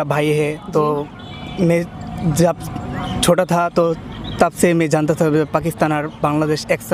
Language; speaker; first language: Hindi; non-native, fluent; Bangla